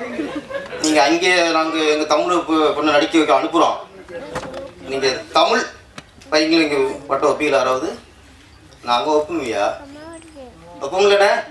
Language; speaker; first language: Tamil; native; Tamil